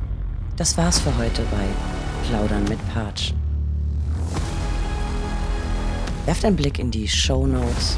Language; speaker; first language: German; native; German